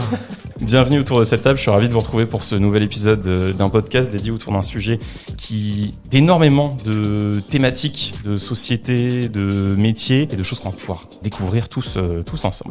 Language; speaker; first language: French; native; French